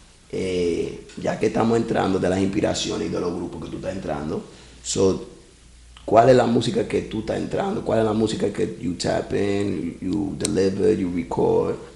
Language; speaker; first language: Spanish; early bilingual, heritage; Spanish